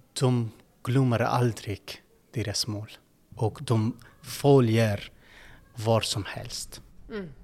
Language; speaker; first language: Swedish; non-native, learner; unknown